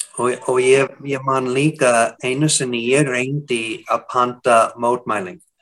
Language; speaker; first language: Icelandic; non-native, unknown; English